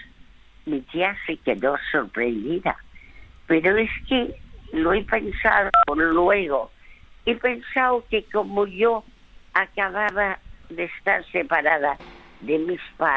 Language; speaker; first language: Spanish; early bilingual, other home language; French